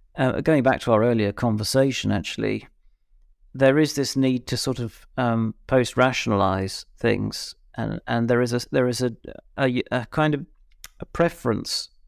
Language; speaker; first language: English; native; English